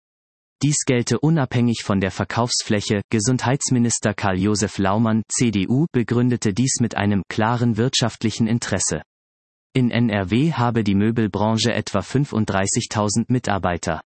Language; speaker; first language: German; native; German